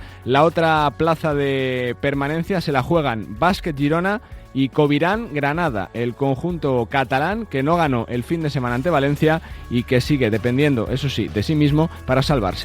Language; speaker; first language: Spanish; native; Spanish